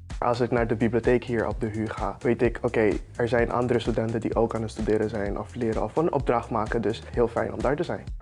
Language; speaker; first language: Dutch; non-native, local second language; Papiamento